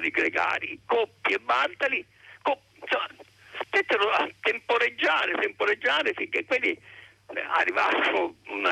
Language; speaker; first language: Italian; native; Italian